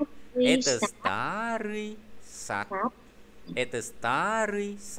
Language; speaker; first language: Russian; non-native, fluent; Vietnamese